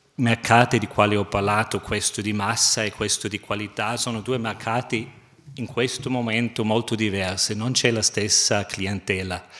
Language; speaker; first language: Italian; non-native, fluent; German